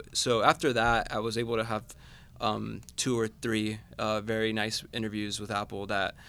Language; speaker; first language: English; non-native, fluent; Spanish